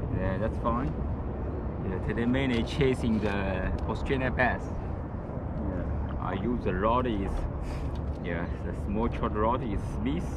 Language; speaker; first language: English; non-native, learner; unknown